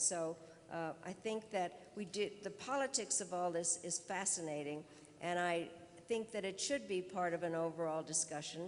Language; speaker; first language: English; early bilingual, other home language; Czech